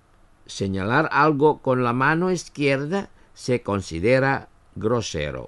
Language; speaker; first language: Spanish; non-native, fluent; Indonesian